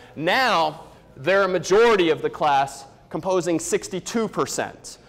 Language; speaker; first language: English; native; English